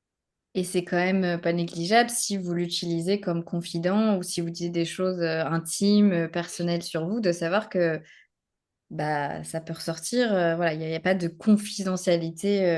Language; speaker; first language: French; native; French